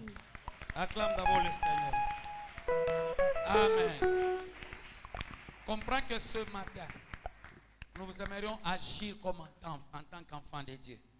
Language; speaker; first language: French; non-native, local second language; Swahili